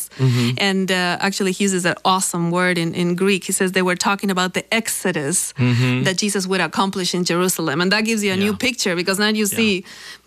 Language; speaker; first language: English; non-native, fluent; Spanish